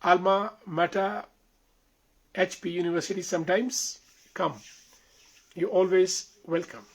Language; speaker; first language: English; non-native, local second language; Hindi